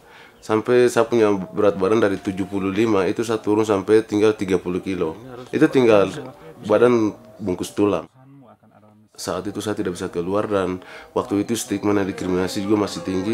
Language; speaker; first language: Indonesian; non-native, local second language; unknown